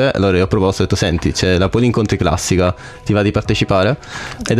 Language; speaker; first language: Italian; native; Italian